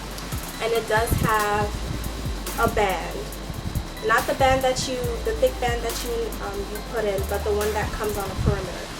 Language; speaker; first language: English; native; English